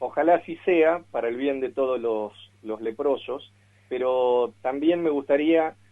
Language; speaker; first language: Spanish; native; Spanish